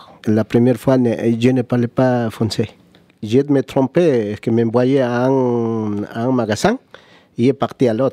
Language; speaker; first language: French; non-native, learner; Spanish